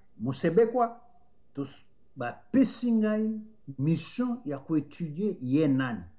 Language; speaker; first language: Lingala; non-native, local second language; Kituba (Democratic Republic of Congo)